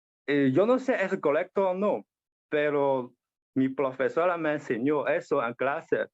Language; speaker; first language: Spanish; non-native, learner; Chinese